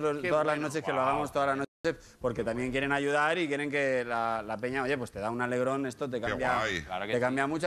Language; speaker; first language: Spanish; native; Spanish